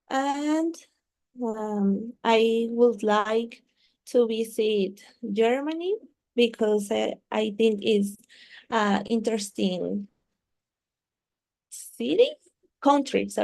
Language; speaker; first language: English; non-native, learner; Spanish